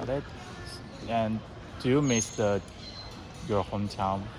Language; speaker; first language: English; non-native, learner; Chinese